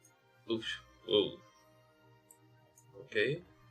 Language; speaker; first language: Dutch; native; Dutch